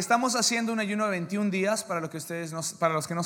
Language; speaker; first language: Spanish; early bilingual, heritage; English